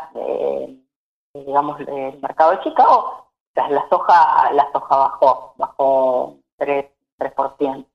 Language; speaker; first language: Spanish; native; Spanish